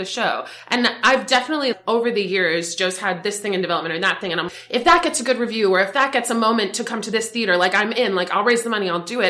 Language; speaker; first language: English; native; English